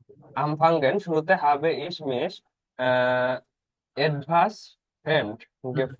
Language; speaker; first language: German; non-native, learner; Bangla